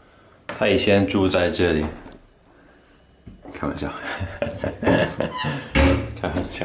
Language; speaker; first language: Chinese; non-native, fluent; English